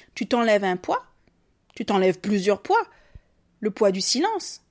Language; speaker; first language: French; native; French